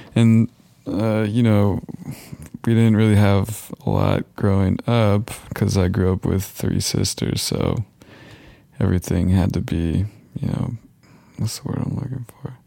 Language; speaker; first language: English; native; English